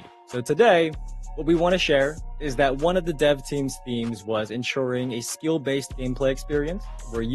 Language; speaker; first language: English; native; English